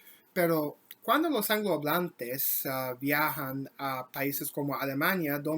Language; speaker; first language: Spanish; non-native, learner; English